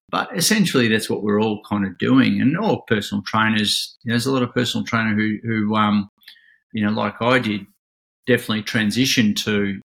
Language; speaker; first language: English; native; English